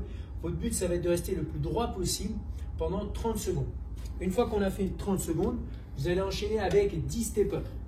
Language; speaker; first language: French; native; French